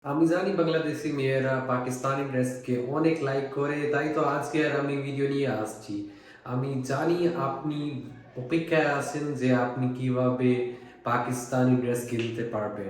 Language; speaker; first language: Bangla; non-native, fluent; Urdu